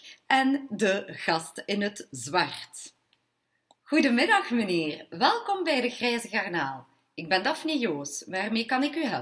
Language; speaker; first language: Dutch; non-native, local second language; French